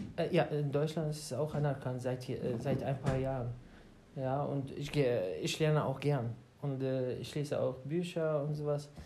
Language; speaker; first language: German; non-native, learner; Arabic